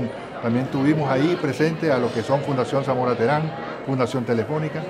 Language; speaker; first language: Spanish; native; Spanish